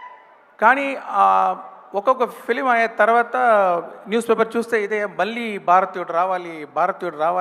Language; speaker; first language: Telugu; non-native, learner; Tamil